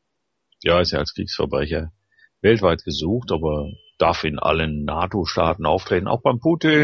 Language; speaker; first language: German; native; German